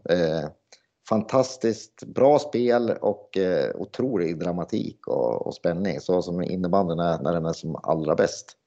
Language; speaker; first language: Swedish; native; Swedish